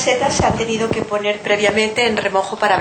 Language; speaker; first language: Spanish; native; Spanish